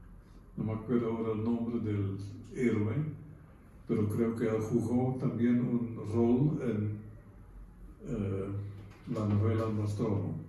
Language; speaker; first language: Spanish; non-native, fluent; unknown